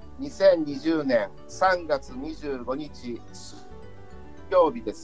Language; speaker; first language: Japanese; non-native, fluent; Chinese